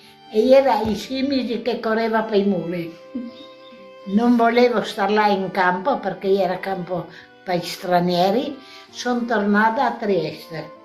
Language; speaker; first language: Italian; non-native, local second language; Venetian